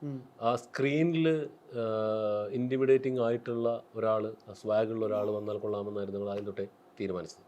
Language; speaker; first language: Malayalam; native; Malayalam